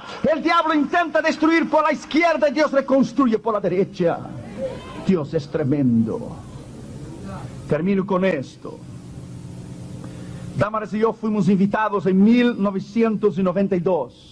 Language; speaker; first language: Spanish; non-native, fluent; Portuguese